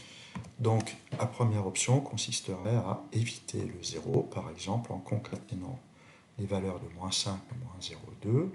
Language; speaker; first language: French; native; French